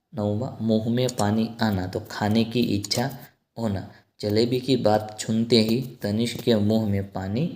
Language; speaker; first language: Hindi; non-native, local second language; Gujarati